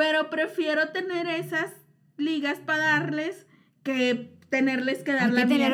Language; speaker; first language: Spanish; native; Spanish